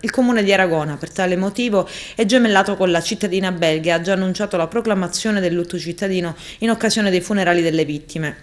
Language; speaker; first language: Italian; native; Italian